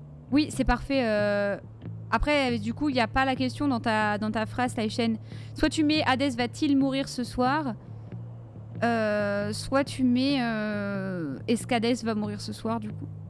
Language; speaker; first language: French; native; French